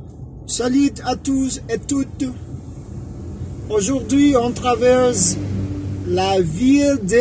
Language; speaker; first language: French; non-native, fluent; Spanish